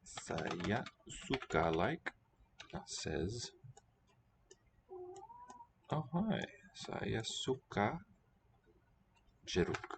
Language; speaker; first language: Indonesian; non-native, learner; English